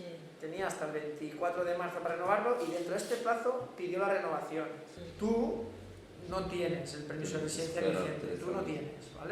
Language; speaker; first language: Spanish; native; Spanish